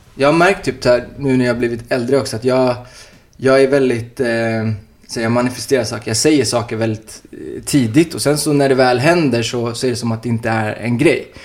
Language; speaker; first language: Swedish; native; Swedish